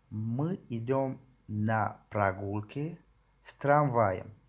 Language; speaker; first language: Russian; non-native, learner; Tajik